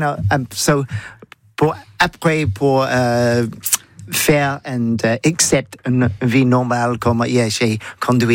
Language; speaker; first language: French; non-native, learner; English